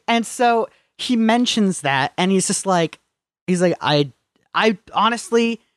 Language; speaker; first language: English; native; English